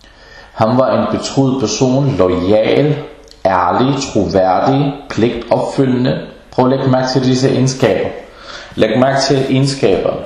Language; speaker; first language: Danish; early bilingual, other home language; Arabic